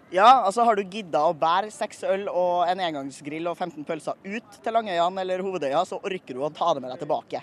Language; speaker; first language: Norwegian; native; Norwegian